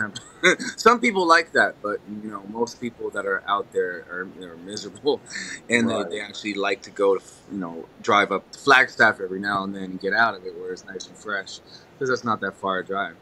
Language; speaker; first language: English; native; English